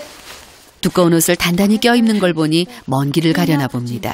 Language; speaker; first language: Korean; native; Korean